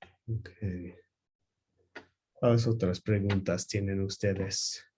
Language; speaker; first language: Spanish; non-native, learner; English